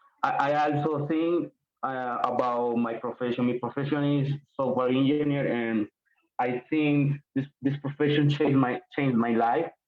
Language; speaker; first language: English; non-native, learner; Spanish